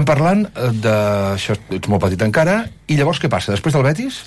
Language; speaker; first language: Catalan; native; Catalan